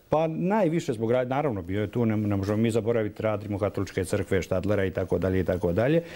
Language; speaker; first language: Croatian; native; Croatian